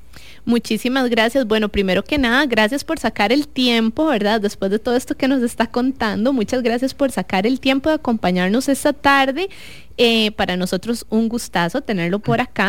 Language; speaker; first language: Spanish; native; Spanish